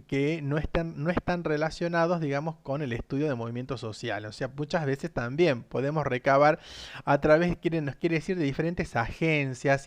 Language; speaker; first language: Spanish; native; Spanish